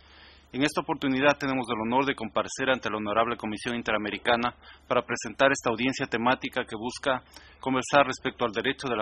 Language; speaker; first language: Spanish; native; Spanish